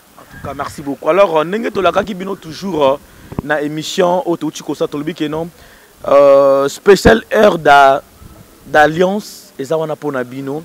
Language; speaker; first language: French; non-native, local second language; Lingala